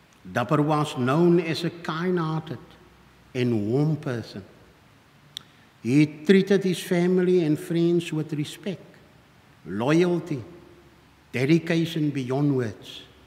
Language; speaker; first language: English; non-native, local second language; Afrikaans